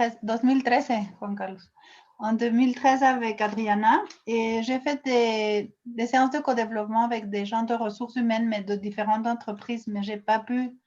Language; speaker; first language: French; non-native, fluent; Spanish